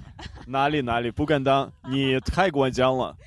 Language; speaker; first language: Chinese; non-native, learner; Ukrainian